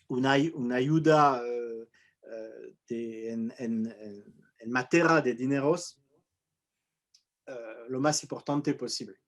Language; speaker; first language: Spanish; non-native, fluent; French